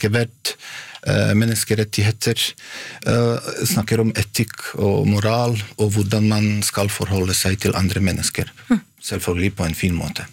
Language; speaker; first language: Norwegian; non-native, fluent; Bosnian